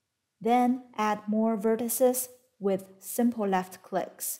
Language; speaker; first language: English; non-native, fluent; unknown